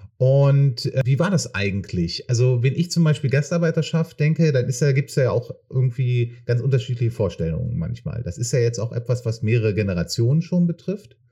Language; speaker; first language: German; native; German